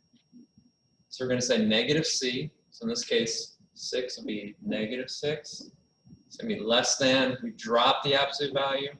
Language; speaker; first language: English; native; English